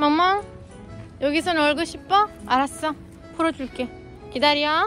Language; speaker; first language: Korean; non-native, learner; Hindi